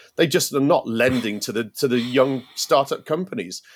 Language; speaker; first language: English; native; English